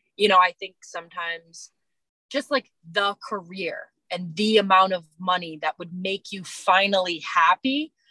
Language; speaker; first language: English; native; English